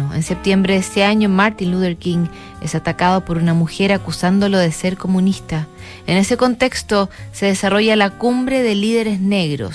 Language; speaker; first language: Spanish; native; Spanish